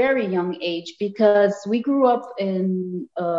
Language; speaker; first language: English; non-native, fluent; Arabic